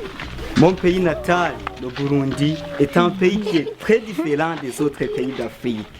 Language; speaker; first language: French; non-native, fluent; Rundi